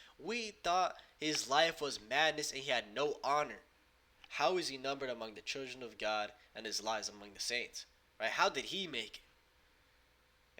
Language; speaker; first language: English; native; English